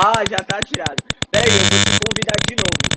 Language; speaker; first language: Portuguese; native; Portuguese